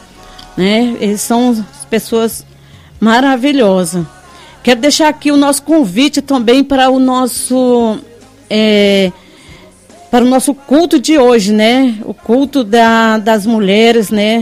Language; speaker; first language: Portuguese; native; Portuguese